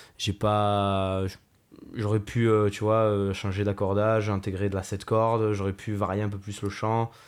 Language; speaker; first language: French; native; French